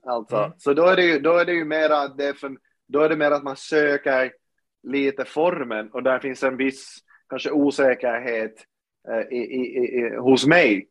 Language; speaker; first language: Swedish; native; Swedish